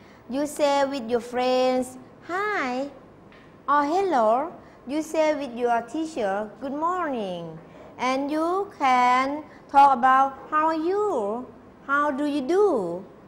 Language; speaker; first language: English; non-native, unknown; Thai